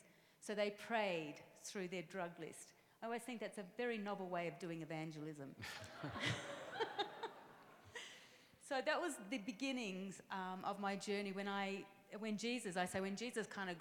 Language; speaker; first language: English; native; English